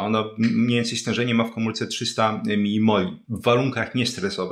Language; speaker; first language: Polish; native; Polish